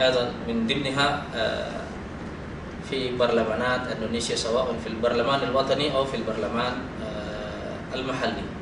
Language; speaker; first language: Arabic; non-native, fluent; Indonesian